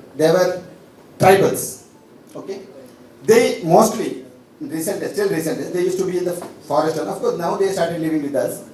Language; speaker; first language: English; non-native, local second language; Kannada